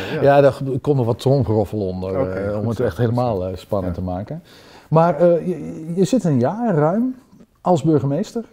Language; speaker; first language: Dutch; native; Dutch